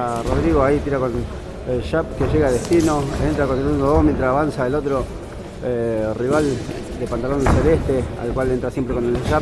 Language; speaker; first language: Spanish; native; Spanish